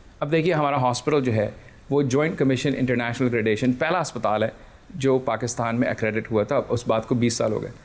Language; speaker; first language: Urdu; early bilingual, heritage; Urdu